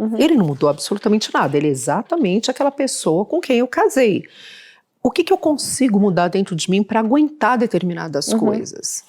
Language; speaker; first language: Portuguese; early bilingual, other home language; Spanish